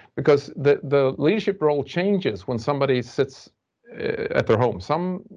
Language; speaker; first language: English; non-native, fluent; Swedish